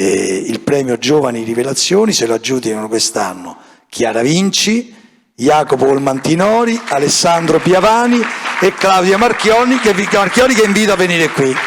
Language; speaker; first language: Italian; native; Italian